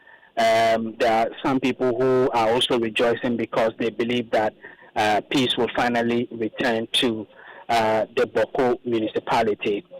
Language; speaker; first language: English; native; English